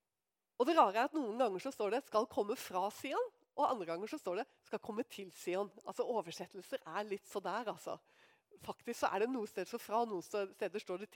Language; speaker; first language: Norwegian; native; Norwegian